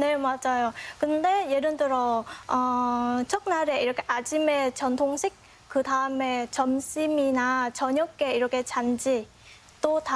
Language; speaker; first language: Korean; non-native, fluent; Vietnamese